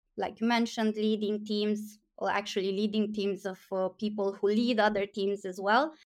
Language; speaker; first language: English; non-native, fluent; Romanian